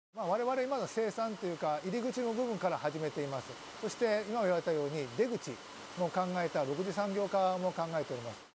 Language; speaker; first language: Japanese; native; Japanese